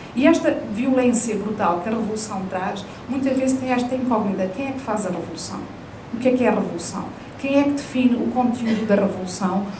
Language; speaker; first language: Portuguese; native; Portuguese